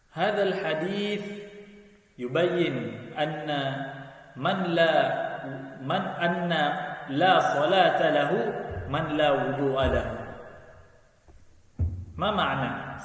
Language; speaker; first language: Arabic; non-native, fluent; Indonesian